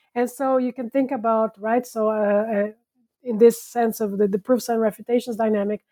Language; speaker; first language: English; non-native, fluent; Portuguese